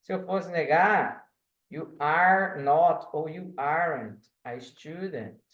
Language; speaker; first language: English; non-native, fluent; Portuguese